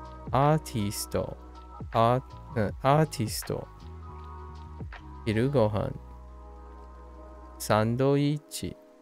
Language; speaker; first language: Japanese; non-native, learner; English